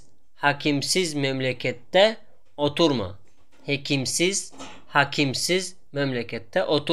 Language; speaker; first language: Turkish; non-native, fluent; Tajik